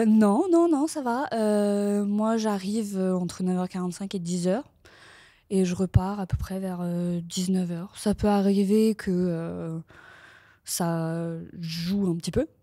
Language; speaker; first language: French; native; French